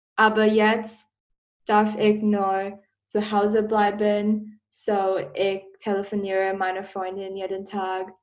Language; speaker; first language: German; non-native, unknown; Chinese